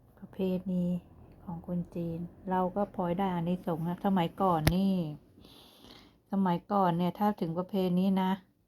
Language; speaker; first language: Thai; native; Thai